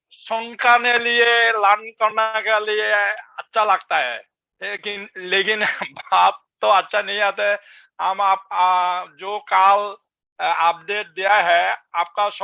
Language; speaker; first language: Hindi; non-native, learner; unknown